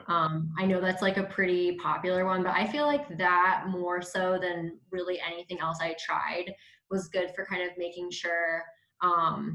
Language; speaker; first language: English; native; English